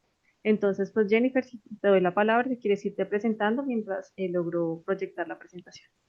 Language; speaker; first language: Spanish; native; Spanish